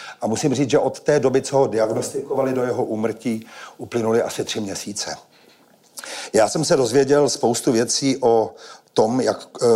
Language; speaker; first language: Czech; native; Czech